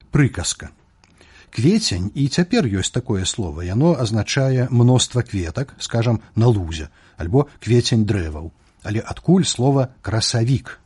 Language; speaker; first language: Belarusian; native; Belarusian